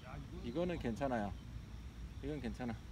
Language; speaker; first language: Korean; native; Korean